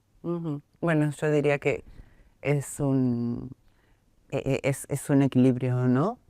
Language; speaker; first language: Spanish; native; Spanish